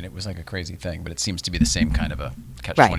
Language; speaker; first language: English; native; English